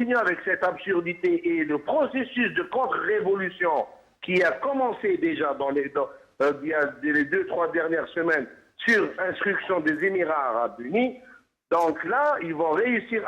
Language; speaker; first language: French; non-native, local second language; Kabyle